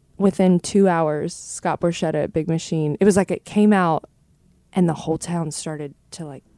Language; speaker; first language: English; native; English